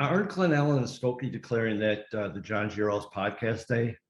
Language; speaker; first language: English; native; English